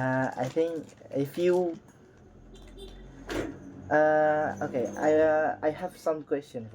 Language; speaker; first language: English; non-native, learner; Indonesian